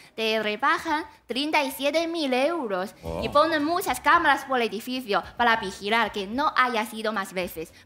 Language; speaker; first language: Spanish; non-native, fluent; Chinese